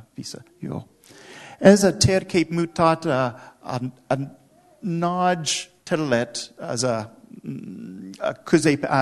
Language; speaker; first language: Hungarian; non-native, learner; English